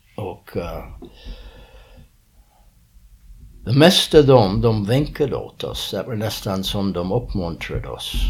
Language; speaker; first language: Swedish; early bilingual, heritage; English